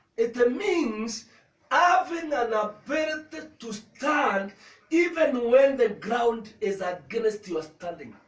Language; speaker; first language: English; non-native, local second language; Swahili